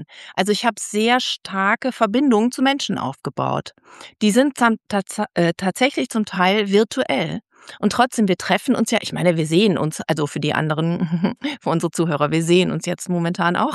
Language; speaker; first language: German; native; German